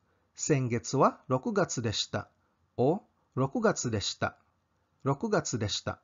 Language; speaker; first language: Japanese; non-native, fluent; Cebuano